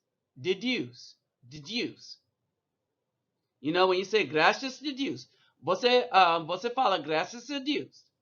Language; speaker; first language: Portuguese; non-native, learner; English